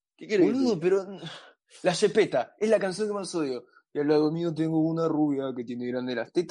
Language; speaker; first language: Spanish; native; Spanish